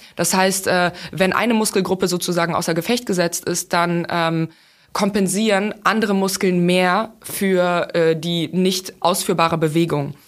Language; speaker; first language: German; non-native, fluent; Russian